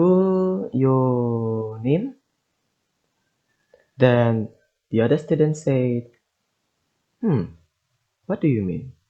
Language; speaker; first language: English; non-native, learner; Indonesian